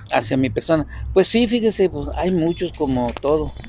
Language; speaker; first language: Spanish; native; Spanish